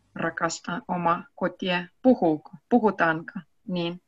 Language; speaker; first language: Finnish; non-native, learner; Russian